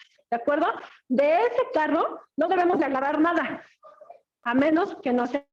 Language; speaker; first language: Spanish; native; Spanish